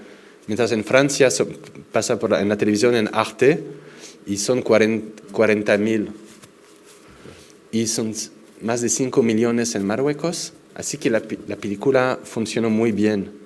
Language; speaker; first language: Spanish; non-native, fluent; French